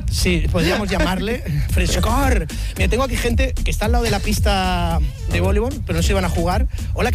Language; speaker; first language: Spanish; native; Spanish